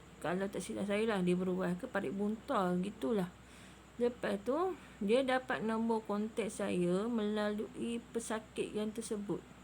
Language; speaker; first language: Malay; native; Malay